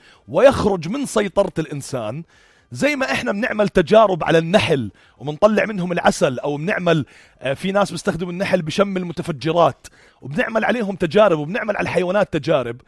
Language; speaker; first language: Arabic; native; Arabic